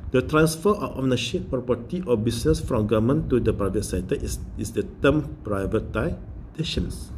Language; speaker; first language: English; non-native, local second language; Malay